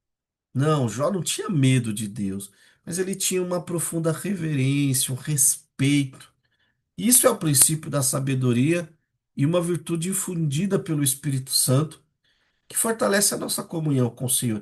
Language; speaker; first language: Portuguese; native; Portuguese